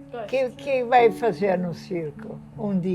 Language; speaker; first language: Portuguese; non-native, fluent; Italian